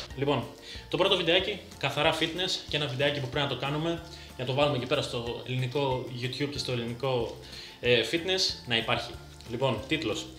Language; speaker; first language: Greek; early bilingual, other home language; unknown